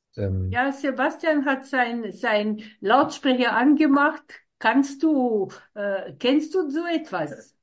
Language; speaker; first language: German; non-native, fluent; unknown